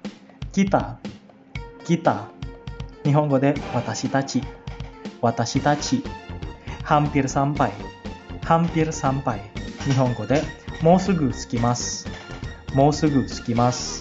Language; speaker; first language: Japanese; non-native, fluent; Indonesian